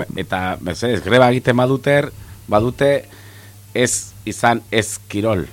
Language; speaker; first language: Basque; non-native, local second language; Spanish